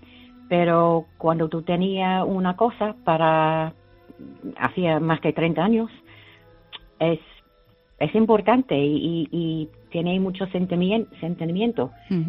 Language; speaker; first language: Spanish; non-native, learner; English